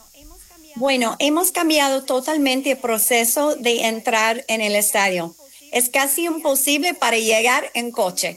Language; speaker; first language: Spanish; non-native, fluent; English